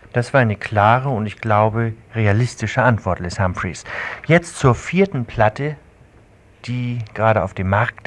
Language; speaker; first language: German; native; German